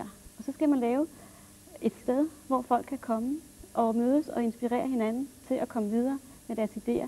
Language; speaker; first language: Danish; native; Danish